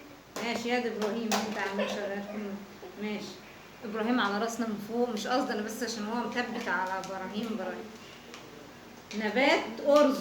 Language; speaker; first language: Egyptian Arabic; native; Egyptian Arabic